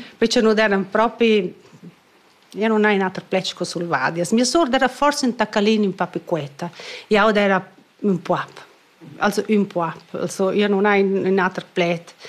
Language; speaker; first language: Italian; non-native, fluent; Romansh